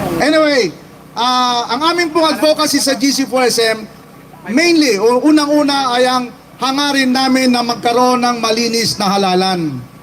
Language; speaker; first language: Filipino; non-native, local second language; Iloko